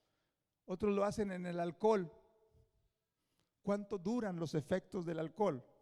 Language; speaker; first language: Spanish; native; Spanish